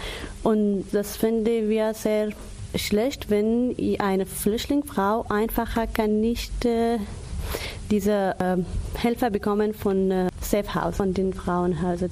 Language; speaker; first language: German; non-native, learner; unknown